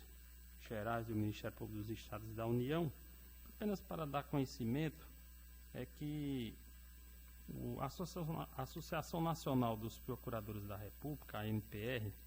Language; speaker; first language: Portuguese; native; Portuguese